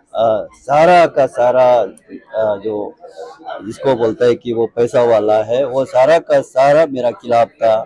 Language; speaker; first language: Hindi; non-native, local second language; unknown